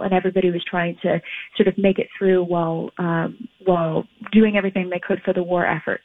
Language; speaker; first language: English; native; English